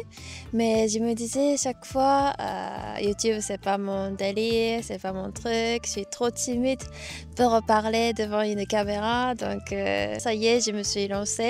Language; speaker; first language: French; non-native, fluent; Japanese